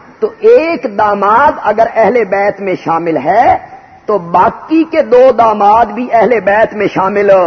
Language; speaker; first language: Urdu; non-native, local second language; Punjabi